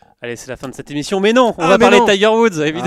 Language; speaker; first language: French; native; French